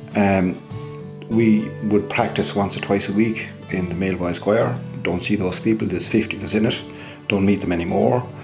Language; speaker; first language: English; native; English